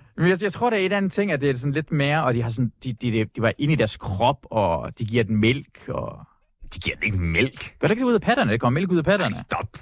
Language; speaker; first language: Danish; early bilingual, other home language; Persian